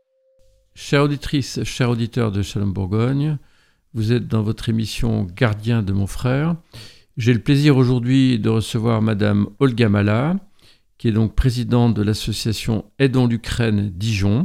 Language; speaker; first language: French; native; French